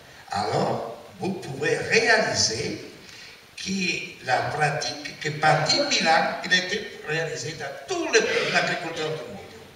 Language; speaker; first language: French; non-native, learner; Italian